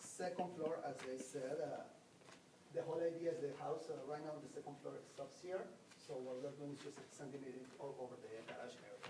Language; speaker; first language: English; non-native, fluent; Spanish